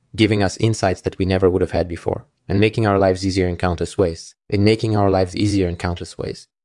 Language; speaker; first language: English; native; English